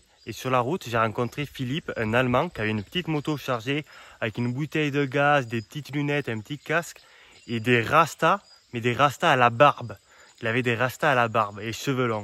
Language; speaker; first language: French; native; French